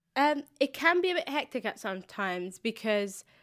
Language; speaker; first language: English; early bilingual, other home language; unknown